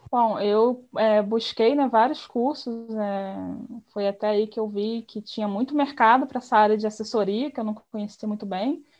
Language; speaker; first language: Portuguese; native; Portuguese